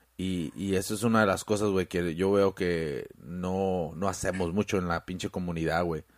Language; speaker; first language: Spanish; early bilingual, heritage; Spanish